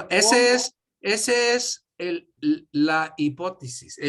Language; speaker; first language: Spanish; non-native, fluent; English